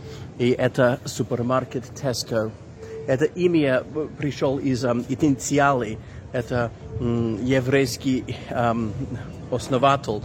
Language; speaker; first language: Russian; non-native, learner; English